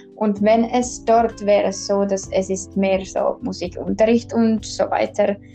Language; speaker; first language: German; non-native, learner; Finnish